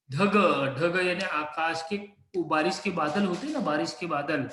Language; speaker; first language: Hindi; non-native, local second language; Marathi